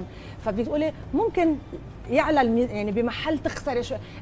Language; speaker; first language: Arabic; native; Arabic